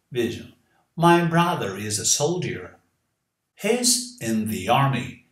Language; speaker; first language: English; non-native, fluent; Portuguese